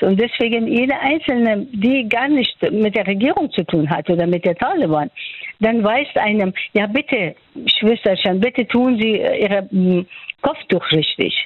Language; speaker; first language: German; non-native, fluent; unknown